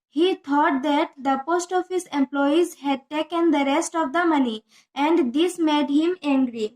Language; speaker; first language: English; non-native, local second language; Assamese